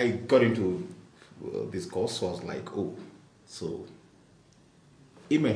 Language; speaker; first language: English; non-native, local second language; Luo (Kenya and Tanzania)